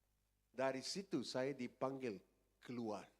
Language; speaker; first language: Indonesian; non-native, fluent; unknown